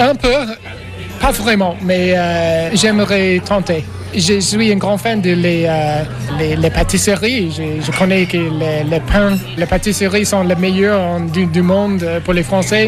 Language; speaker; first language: French; non-native, learner; English